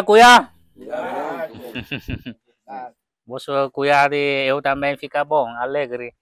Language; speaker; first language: Portuguese; non-native, learner; Vietnamese